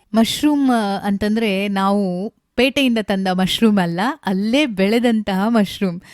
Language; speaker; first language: Kannada; native; Kannada